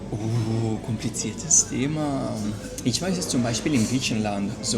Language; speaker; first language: German; non-native, fluent; Catalan